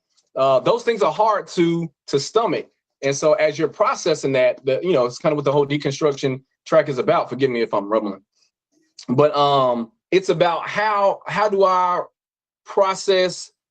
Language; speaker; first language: English; native; English